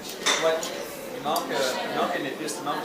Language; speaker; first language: French; native; French